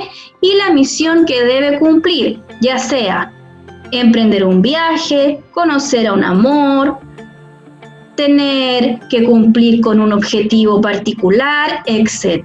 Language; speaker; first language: Spanish; native; Spanish